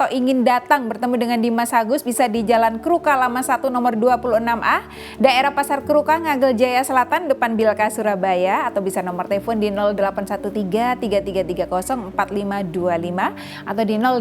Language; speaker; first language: Indonesian; native; Indonesian